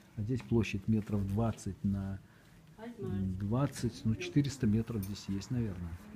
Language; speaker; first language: Russian; native; Russian